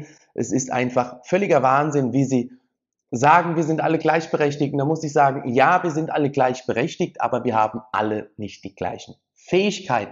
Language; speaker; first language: German; native; German